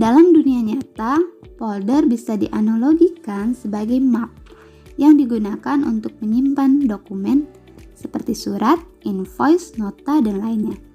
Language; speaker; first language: Indonesian; native; Indonesian